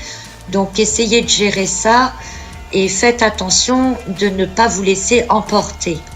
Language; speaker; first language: French; native; French